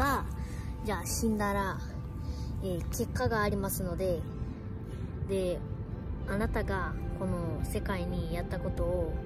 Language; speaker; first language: Japanese; early bilingual, other home language; Portuguese